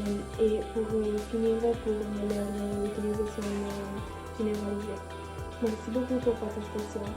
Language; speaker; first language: French; non-native, learner; Italian